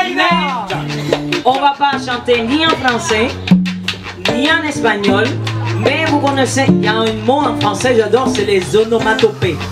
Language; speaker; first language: French; non-native, fluent; Spanish